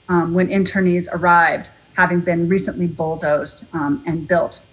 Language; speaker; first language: English; native; English